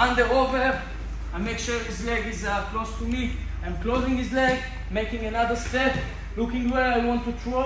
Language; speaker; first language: English; non-native, fluent; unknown